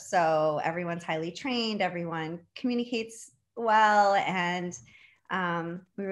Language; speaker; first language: English; native; English